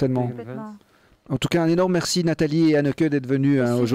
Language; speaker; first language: French; native; French